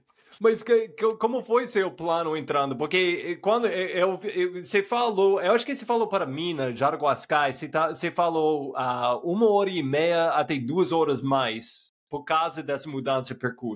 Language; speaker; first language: Portuguese; non-native, fluent; English